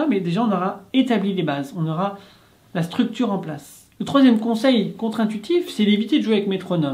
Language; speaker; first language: French; native; French